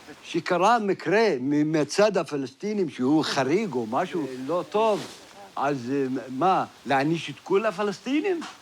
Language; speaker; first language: Hebrew; non-native, local second language; Arabic